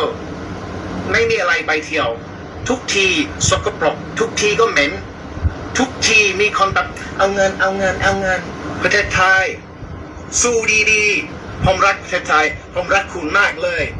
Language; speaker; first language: Thai; non-native, fluent; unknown